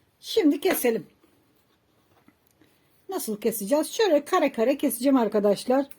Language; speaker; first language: Turkish; native; Turkish